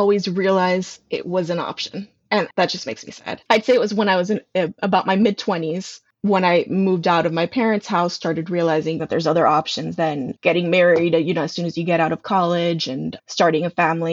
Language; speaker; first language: English; native; English